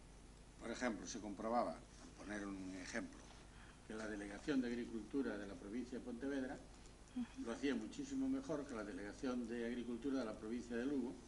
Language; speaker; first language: Spanish; native; Spanish